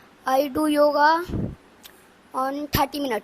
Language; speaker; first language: English; non-native, learner; Hindi